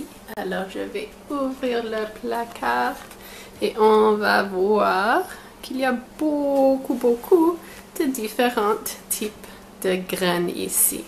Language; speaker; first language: French; non-native, local second language; English